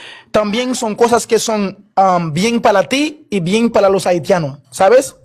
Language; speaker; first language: Spanish; non-native, learner; Haitian Creole